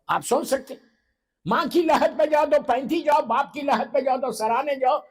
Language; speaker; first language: Urdu; native; Urdu